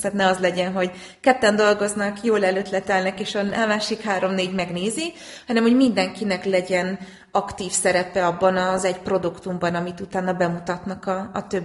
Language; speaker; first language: Hungarian; native; Hungarian